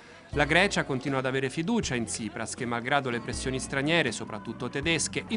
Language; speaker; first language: Italian; native; Italian